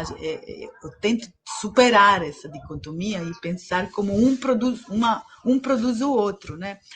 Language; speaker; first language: Portuguese; non-native, fluent; Italian